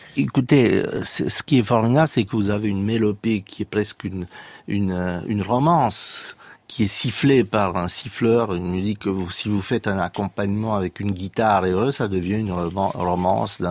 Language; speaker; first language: French; non-native, fluent; Romanian